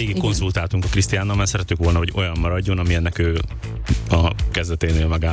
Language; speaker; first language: Hungarian; native; Hungarian